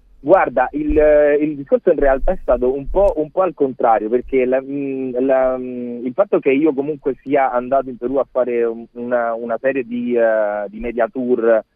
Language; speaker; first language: Italian; early bilingual, other home language; Spanish